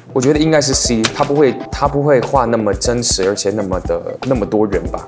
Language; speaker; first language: Chinese; non-native, fluent; Cantonese